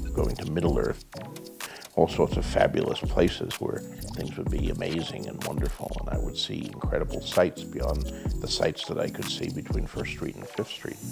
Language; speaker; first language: English; native; English